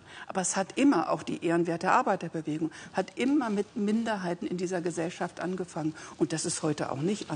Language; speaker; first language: German; native; German